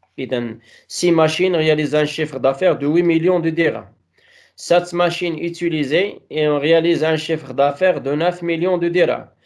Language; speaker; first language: French; non-native, local second language; Arabic